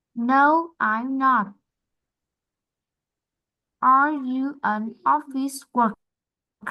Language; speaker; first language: English; non-native, learner; Vietnamese